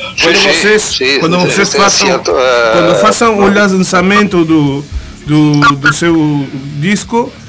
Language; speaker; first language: Portuguese; non-native, learner; Spanish